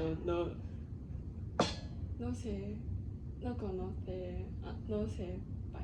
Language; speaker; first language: Spanish; non-native, learner; Cantonese